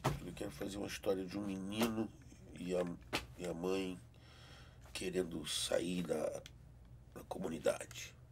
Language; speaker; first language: Portuguese; early bilingual, heritage; Portuguese